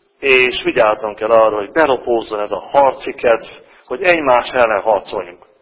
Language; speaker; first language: Hungarian; native; Hungarian